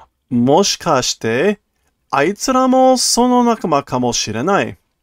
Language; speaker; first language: Japanese; non-native, learner; English